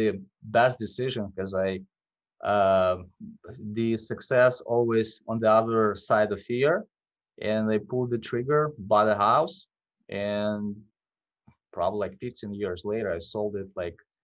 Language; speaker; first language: English; non-native, fluent; Russian